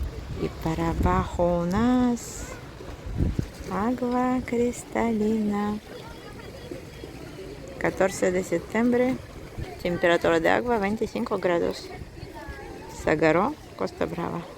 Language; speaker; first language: Spanish; non-native, fluent; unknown